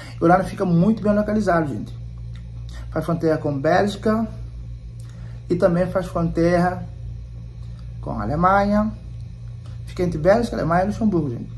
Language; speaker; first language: Portuguese; non-native, local second language; Kabuverdianu